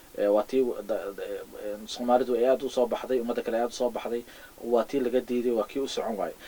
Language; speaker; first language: Somali; native; Somali